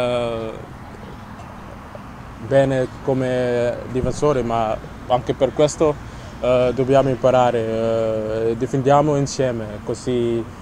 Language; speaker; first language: Italian; non-native, learner; Dutch